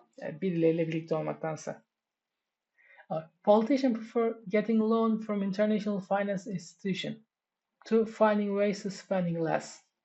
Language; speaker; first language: English; non-native, fluent; Turkish